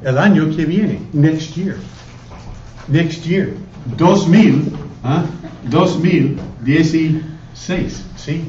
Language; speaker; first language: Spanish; non-native, fluent; English